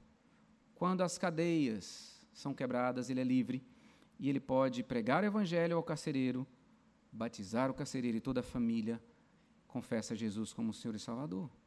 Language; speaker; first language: Portuguese; native; Portuguese